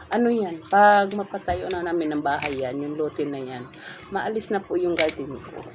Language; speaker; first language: Filipino; non-native, local second language; Cebuano